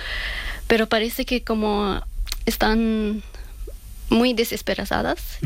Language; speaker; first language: Spanish; non-native, fluent; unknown